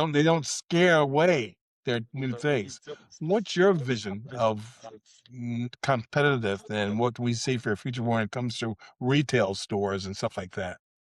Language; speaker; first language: English; native; English